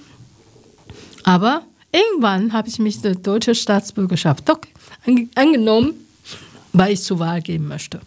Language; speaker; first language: German; non-native, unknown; Chinese